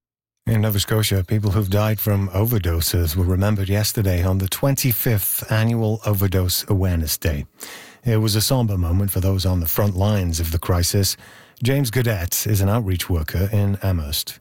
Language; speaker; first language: English; native; English